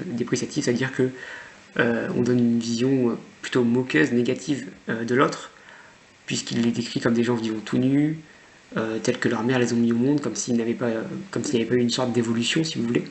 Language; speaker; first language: French; native; French